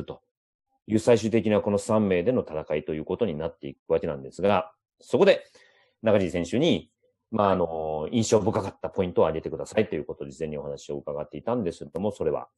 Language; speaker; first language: Japanese; native; Japanese